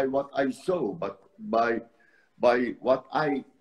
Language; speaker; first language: English; non-native, fluent; Arabic